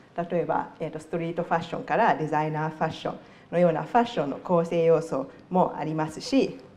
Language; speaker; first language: Japanese; non-native, fluent; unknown